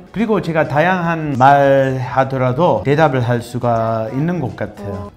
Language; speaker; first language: Korean; non-native, fluent; English